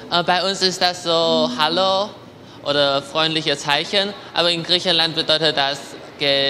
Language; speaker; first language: German; non-native, learner; Chinese